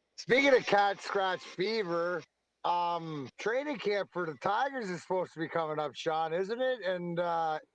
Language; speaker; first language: English; native; English